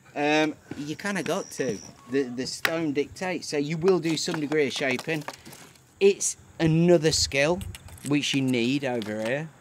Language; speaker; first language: English; native; English